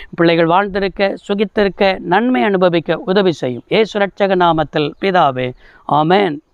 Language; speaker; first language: Tamil; native; Tamil